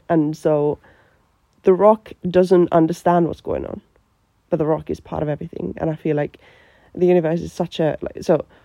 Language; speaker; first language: English; non-native, fluent; Finnish